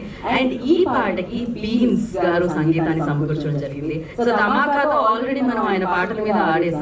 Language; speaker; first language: Telugu; native; Telugu